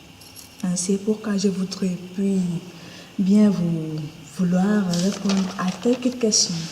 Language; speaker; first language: French; non-native, local second language; Wolof